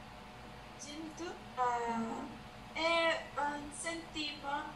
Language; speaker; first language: French; non-native, learner; Spanish